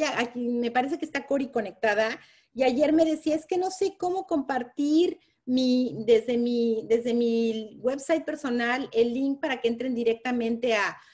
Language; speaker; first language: Spanish; native; Spanish